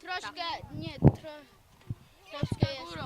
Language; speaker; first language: Polish; early bilingual, heritage; Polish